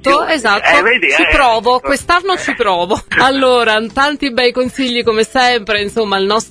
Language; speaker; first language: Italian; native; Italian